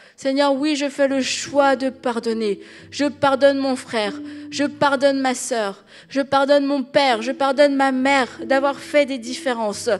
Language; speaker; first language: French; native; French